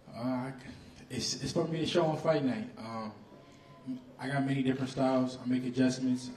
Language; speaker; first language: English; native; English